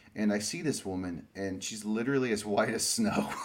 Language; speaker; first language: English; native; English